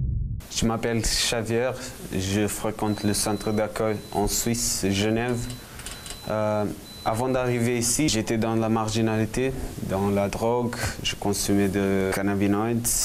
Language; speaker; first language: French; non-native, learner; Portuguese